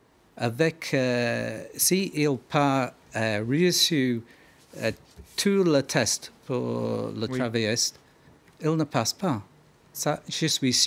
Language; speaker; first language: French; non-native, learner; English